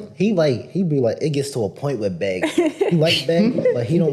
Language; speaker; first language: English; native; English